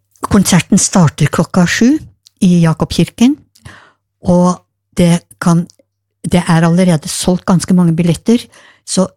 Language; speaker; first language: Norwegian; native; Norwegian